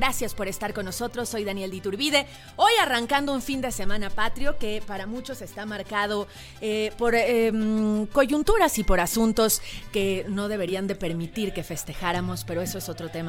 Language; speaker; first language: Spanish; native; Spanish